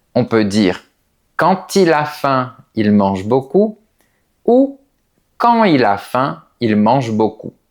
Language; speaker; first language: French; native; French